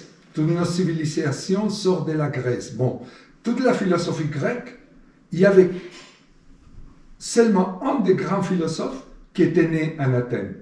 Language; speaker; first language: French; non-native, fluent; Spanish